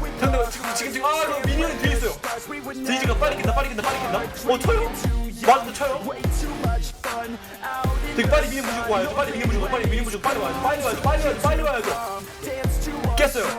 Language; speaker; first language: Korean; native; Korean